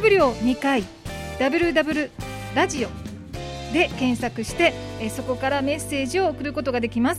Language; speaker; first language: Japanese; native; Japanese